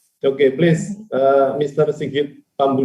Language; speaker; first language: English; non-native, fluent; Indonesian